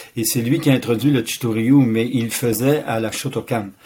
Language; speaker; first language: French; native; French